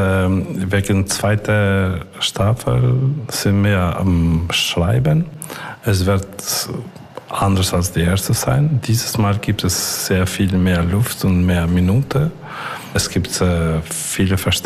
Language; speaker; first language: German; non-native, learner; Albanian